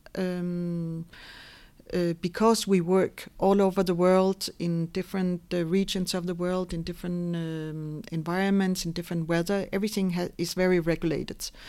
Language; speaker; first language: English; non-native, fluent; Danish